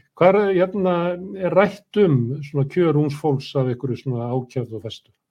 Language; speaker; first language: Icelandic; native; Icelandic